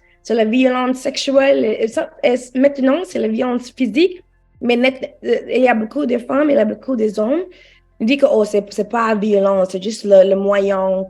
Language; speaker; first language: French; non-native, learner; English